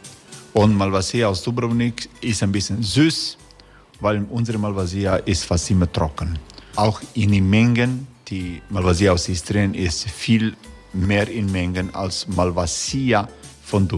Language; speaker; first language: German; non-native, learner; Croatian